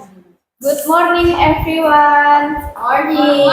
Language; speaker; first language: English; non-native, learner; Indonesian